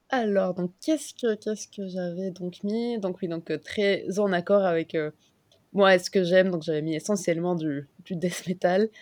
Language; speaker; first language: French; non-native, fluent; Spanish